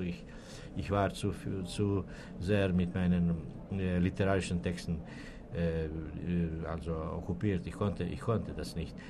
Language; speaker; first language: German; non-native, fluent; Serbian